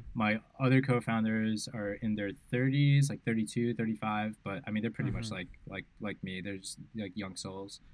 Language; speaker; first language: English; native; English